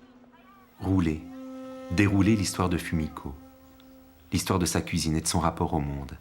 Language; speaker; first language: French; native; French